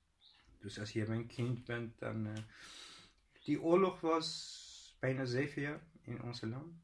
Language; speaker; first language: Dutch; non-native, learner; Persian